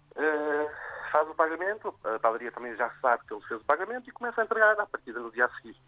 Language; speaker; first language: Portuguese; native; Portuguese